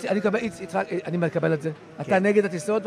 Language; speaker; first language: Hebrew; native; Hebrew